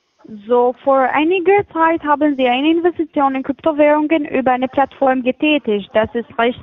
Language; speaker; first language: German; non-native, fluent; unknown